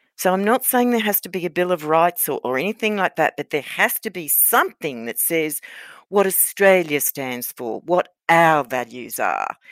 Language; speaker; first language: English; native; English